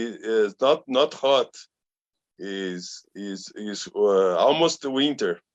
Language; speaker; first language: English; non-native, learner; Indonesian